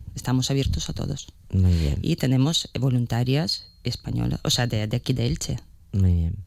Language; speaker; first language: Spanish; non-native, fluent; Ukrainian